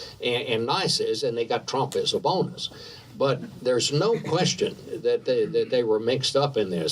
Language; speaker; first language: English; native; English